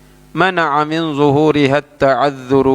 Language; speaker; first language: Arabic; non-native, fluent; Indonesian